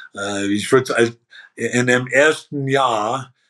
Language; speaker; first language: German; early bilingual, heritage; German